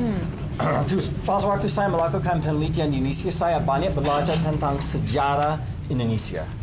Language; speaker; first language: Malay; non-native, fluent; English